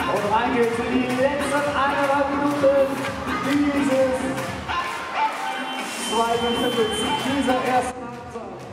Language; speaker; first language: German; native; German